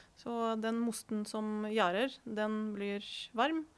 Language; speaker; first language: Norwegian; non-native, fluent; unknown